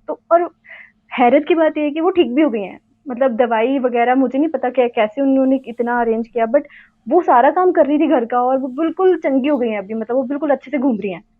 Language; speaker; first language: Hindi; native; Hindi